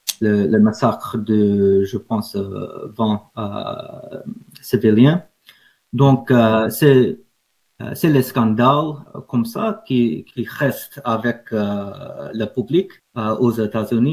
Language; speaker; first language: French; non-native, learner; English